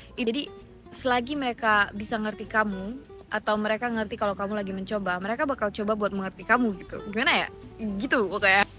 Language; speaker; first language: Indonesian; native; Indonesian